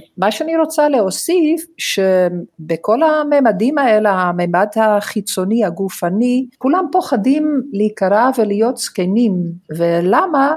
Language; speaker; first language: Hebrew; non-native, fluent; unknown